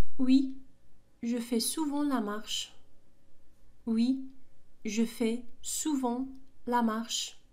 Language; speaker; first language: French; non-native, local second language; Arabic